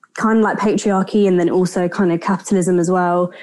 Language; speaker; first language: English; native; English